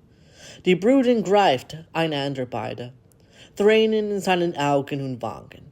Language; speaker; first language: German; non-native, learner; English